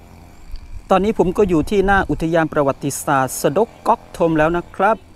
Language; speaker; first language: Thai; native; Thai